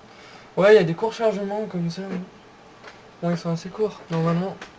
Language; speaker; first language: French; native; French